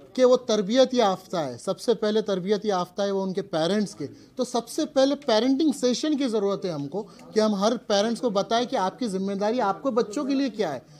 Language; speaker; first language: Hindi; native; Hindi